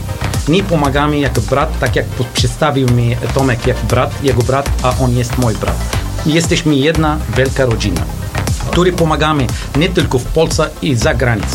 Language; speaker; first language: Polish; non-native, learner; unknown